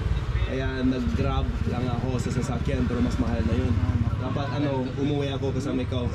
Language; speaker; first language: Filipino; non-native, learner; English